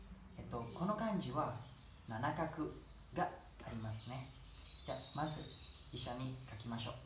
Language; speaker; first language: Japanese; non-native, learner; Indonesian